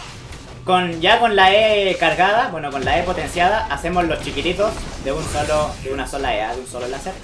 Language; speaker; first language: Spanish; native; Spanish